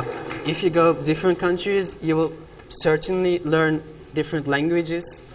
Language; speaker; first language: English; non-native, fluent; Turkish